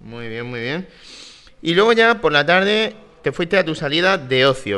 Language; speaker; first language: Spanish; native; Spanish